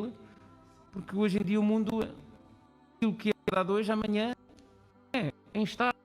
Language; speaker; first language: Portuguese; non-native, local second language; Kabuverdianu